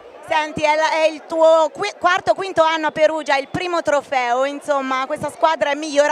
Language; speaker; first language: Italian; native; Italian